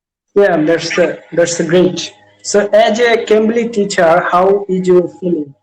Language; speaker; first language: English; non-native, learner; Bangla